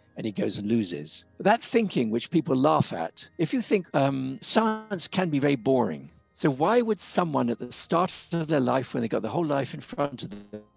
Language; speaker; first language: English; native; English